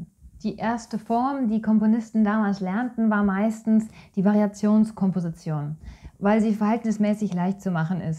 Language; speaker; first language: German; native; German